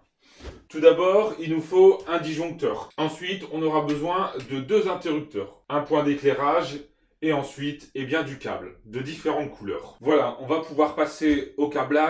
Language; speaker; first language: French; native; French